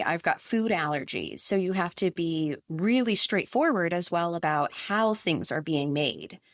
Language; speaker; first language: English; native; English